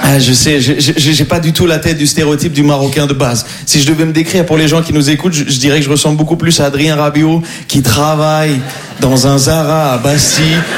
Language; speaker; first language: French; non-native, local second language; Arabic